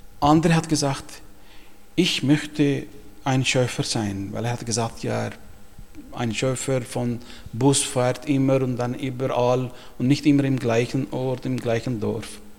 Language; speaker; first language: German; non-native, fluent; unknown